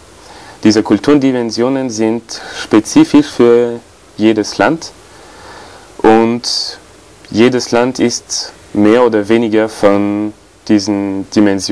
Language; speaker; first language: German; non-native, fluent; French